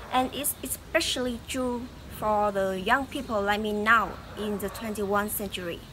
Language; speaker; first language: English; non-native, fluent; Vietnamese